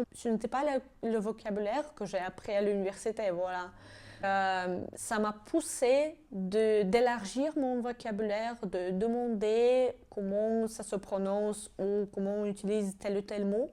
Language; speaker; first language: French; non-native, fluent; Georgian